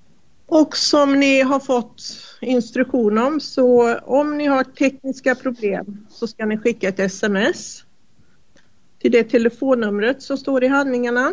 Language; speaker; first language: Swedish; native; Swedish